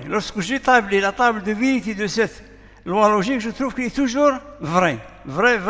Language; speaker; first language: French; non-native, local second language; Arabic